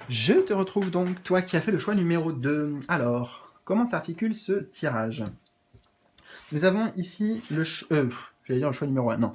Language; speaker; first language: French; native; French